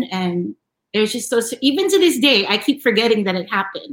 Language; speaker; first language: English; non-native, local second language; Filipino